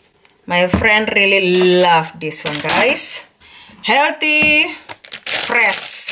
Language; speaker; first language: English; non-native, learner; Indonesian